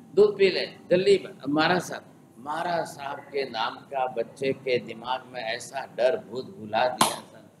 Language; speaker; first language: Hindi; non-native, local second language; Gujarati